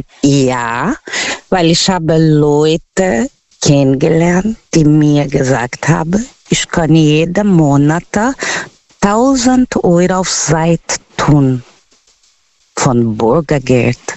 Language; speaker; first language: German; non-native, local second language; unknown